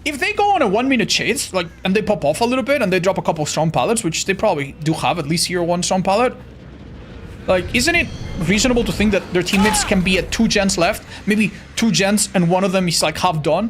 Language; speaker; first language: English; native; English